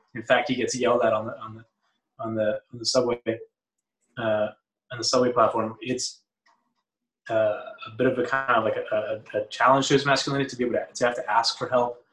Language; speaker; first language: English; early bilingual, other home language; Spanish